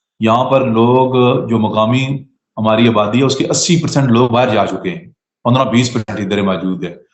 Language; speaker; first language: Urdu; non-native, local second language; Pahari-Potwari